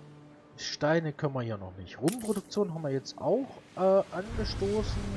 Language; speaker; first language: German; native; German